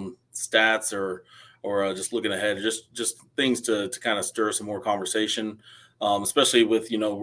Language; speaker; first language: English; native; English